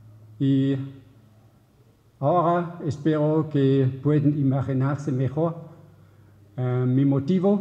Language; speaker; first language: Spanish; non-native, fluent; German